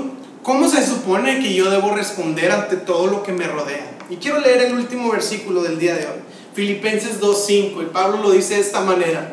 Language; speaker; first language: Spanish; native; Spanish